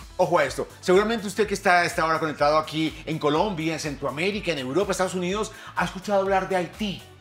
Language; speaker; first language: Spanish; native; Spanish